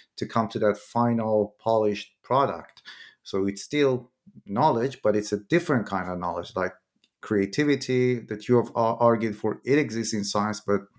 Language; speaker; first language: English; non-native, fluent; Persian